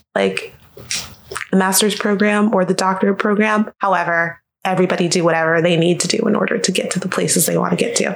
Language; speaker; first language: English; native; English